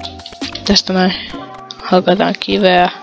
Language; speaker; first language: Finnish; native; Finnish